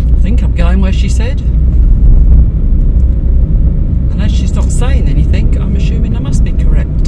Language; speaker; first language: English; native; English